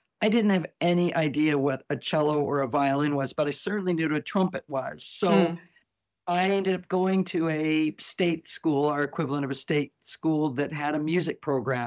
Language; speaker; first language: English; native; English